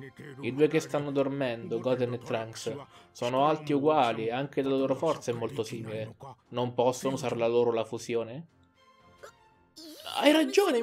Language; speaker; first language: Italian; native; Italian